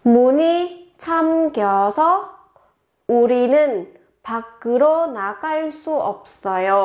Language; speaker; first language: Korean; non-native, fluent; Vietnamese